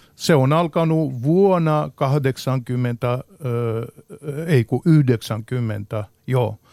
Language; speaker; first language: Finnish; non-native, fluent; Georgian